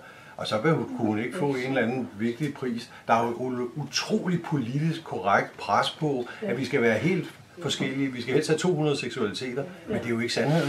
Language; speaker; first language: Danish; native; Danish